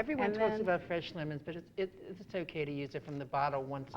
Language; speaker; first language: English; native; English